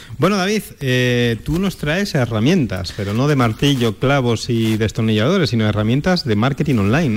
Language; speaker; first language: Spanish; native; Spanish